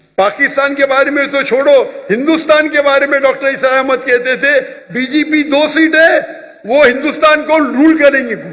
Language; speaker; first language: Urdu; non-native, local second language; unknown